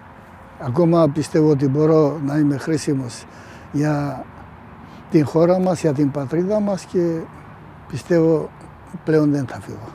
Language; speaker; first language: Greek; early bilingual, heritage; Greek